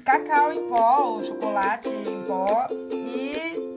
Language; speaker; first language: Portuguese; native; Portuguese